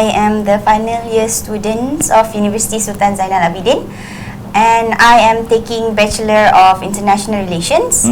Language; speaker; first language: English; non-native, local second language; Malay